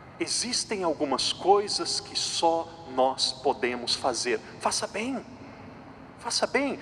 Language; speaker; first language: Portuguese; native; Portuguese